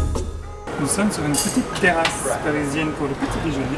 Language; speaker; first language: French; native; French